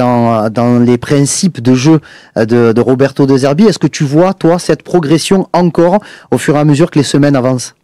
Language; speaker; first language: French; native; French